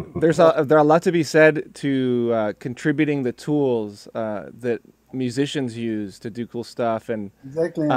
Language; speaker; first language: English; early bilingual, other home language; Spanish